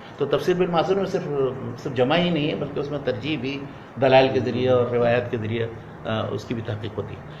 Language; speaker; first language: Urdu; native; Urdu